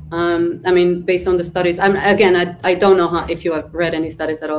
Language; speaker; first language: English; non-native, fluent; Albanian